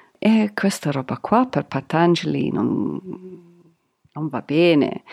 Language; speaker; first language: Italian; non-native, fluent; English